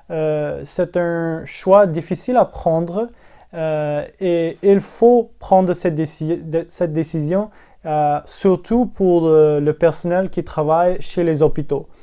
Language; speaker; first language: French; non-native, learner; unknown